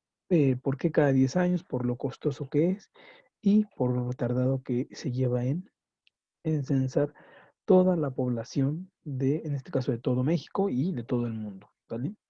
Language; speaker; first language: Spanish; native; Spanish